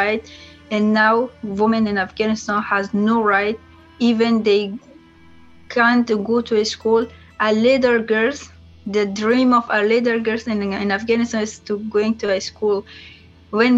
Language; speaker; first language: English; non-native, learner; Persian